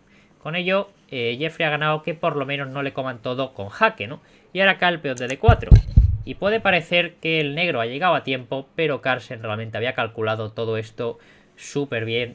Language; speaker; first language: Spanish; native; Spanish